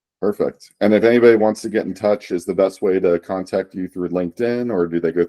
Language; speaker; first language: English; native; English